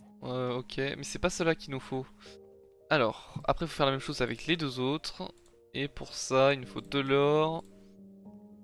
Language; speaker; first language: French; native; French